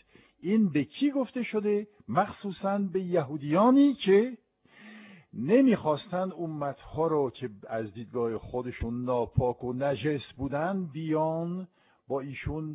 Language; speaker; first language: Persian; non-native, fluent; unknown